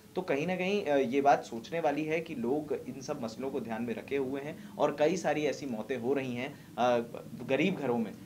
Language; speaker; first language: Hindi; native; Hindi